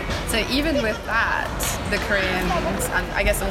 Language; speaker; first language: English; early bilingual, other home language; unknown